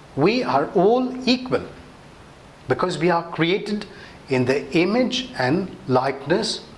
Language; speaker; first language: English; non-native, local second language; Tamil